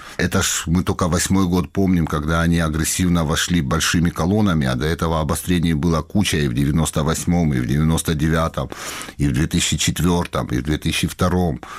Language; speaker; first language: Russian; non-native, local second language; Georgian